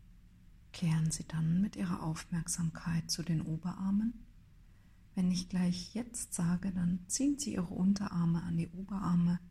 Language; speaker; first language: German; native; German